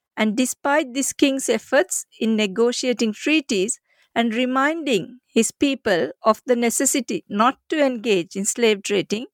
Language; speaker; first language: English; non-native, local second language; Sinhala